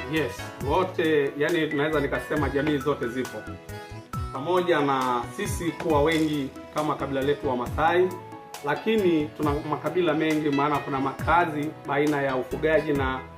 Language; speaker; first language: Swahili; non-native, local second language; Masai